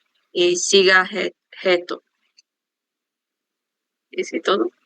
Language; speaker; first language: Portuguese; non-native, learner; Spanish